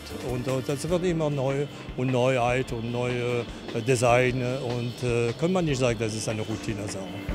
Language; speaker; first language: German; non-native, fluent; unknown